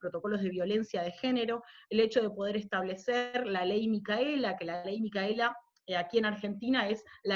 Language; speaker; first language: Spanish; native; Spanish